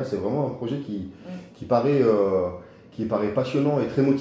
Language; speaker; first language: French; native; French